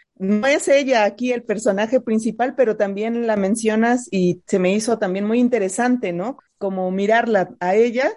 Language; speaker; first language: Spanish; native; Spanish